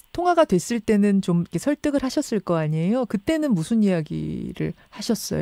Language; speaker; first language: Korean; native; Korean